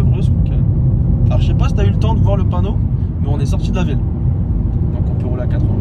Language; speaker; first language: French; native; French